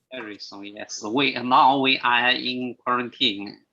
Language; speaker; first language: English; non-native, learner; Thai